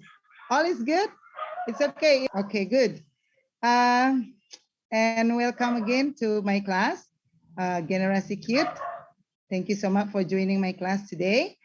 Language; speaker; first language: English; non-native, learner; Indonesian